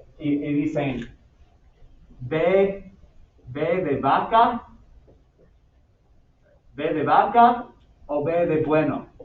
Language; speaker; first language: Spanish; non-native, fluent; English